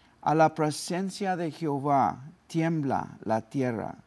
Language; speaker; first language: Spanish; early bilingual, heritage; Spanish